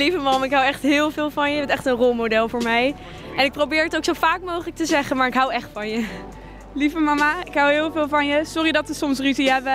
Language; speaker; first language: Dutch; native; Dutch